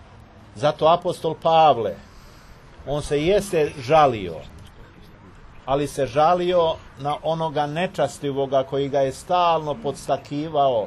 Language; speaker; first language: Serbian; native; Serbian